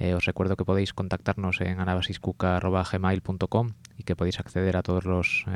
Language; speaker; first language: Spanish; native; Spanish